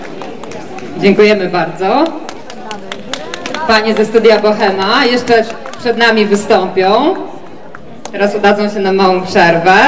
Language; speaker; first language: Polish; native; Polish